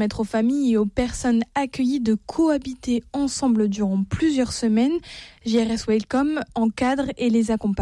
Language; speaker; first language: French; native; French